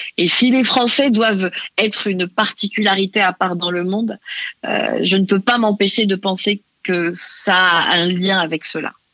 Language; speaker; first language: French; non-native, local second language; Arabic